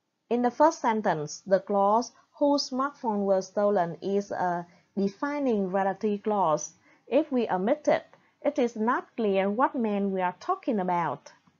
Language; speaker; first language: English; non-native, fluent; Vietnamese